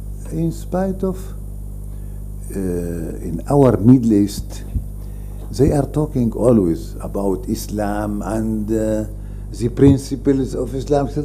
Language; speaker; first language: English; non-native, fluent; Arabic